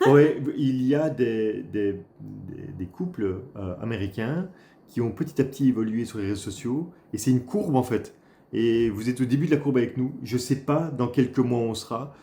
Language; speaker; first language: French; native; French